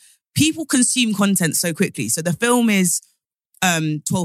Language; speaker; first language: English; native; English